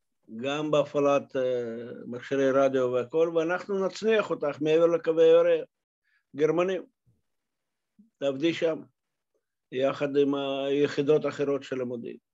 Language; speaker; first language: Hebrew; non-native, fluent; Russian